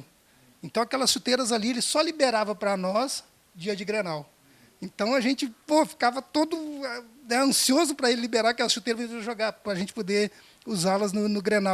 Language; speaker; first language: Portuguese; native; Portuguese